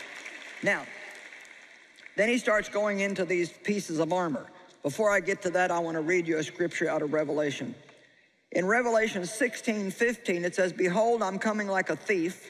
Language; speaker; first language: English; native; English